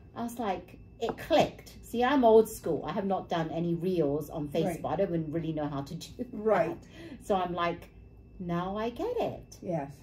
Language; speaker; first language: English; native; English